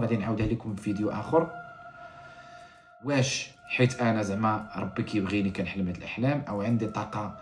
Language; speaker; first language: Arabic; native; Arabic